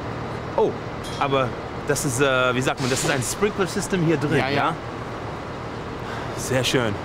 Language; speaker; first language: German; non-native, learner; English